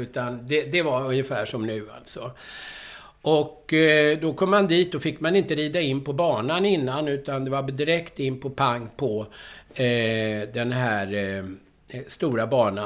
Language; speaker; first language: Swedish; native; Swedish